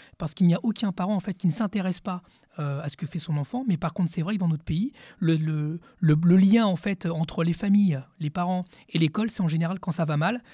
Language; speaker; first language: French; early bilingual, other home language; Spanish